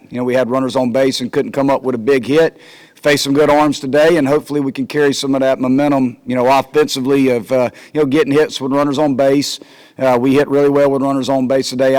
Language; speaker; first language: English; native; English